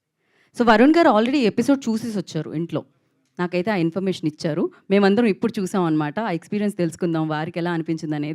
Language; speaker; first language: Telugu; native; Telugu